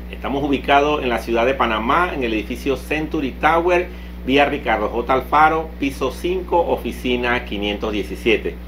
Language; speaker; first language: Spanish; native; Spanish